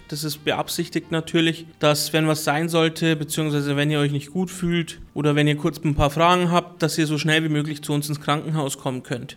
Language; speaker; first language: German; early bilingual, other home language; Turkish